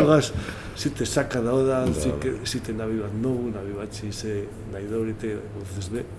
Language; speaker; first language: Macedonian; non-native, learner; Spanish